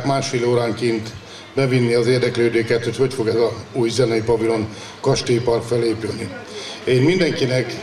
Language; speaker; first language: Hungarian; native; Hungarian